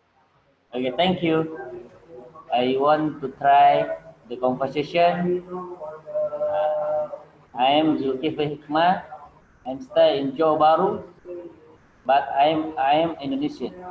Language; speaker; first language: English; non-native, learner; Indonesian